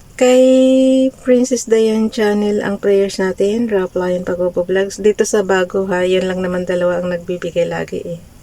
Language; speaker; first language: Filipino; native; Filipino